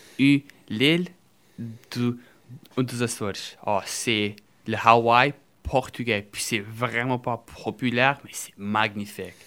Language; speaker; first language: French; early bilingual, other home language; Portuguese